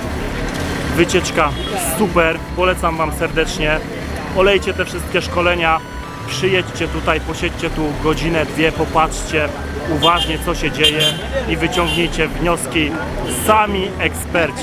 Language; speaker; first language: Polish; native; Polish